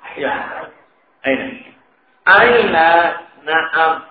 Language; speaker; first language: Arabic; non-native, fluent; Indonesian